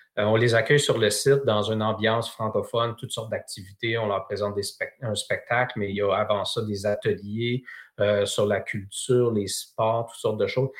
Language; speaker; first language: French; native; French